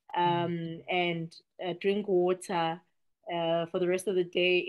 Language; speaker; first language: English; non-native, local second language; Xhosa